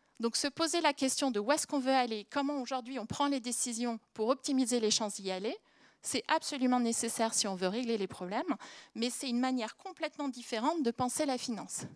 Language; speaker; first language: French; native; French